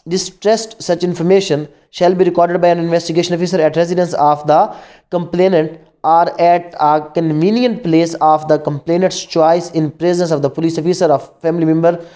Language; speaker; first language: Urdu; non-native, local second language; Punjabi